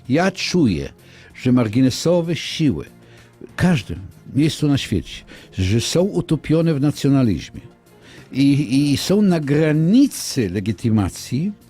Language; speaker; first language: Polish; non-native, fluent; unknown